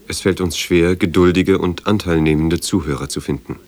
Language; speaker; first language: German; native; German